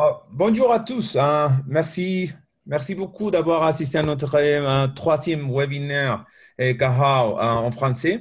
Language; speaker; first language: French; non-native, learner; Spanish